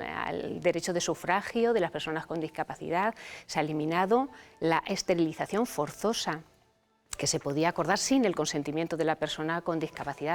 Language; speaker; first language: Spanish; native; Spanish